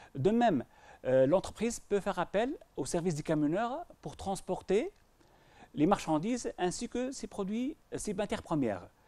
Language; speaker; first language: French; non-native, local second language; Arabic